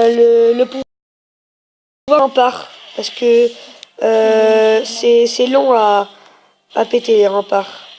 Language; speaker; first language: French; native; French